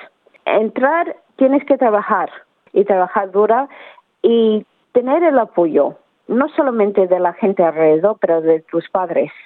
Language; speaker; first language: Spanish; early bilingual, heritage; Spanish